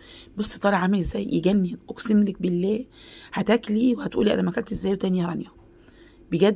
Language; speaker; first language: Arabic; native; Arabic